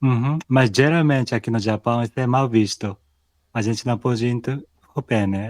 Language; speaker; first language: Portuguese; non-native, fluent; Japanese